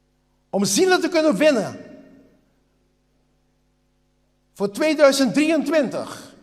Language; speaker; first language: Dutch; non-native, local second language; Papiamento